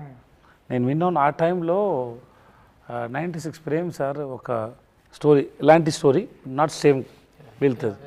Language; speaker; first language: Telugu; non-native, learner; Tamil